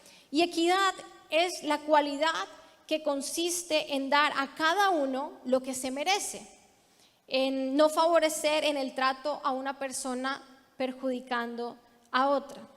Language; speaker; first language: Spanish; native; Spanish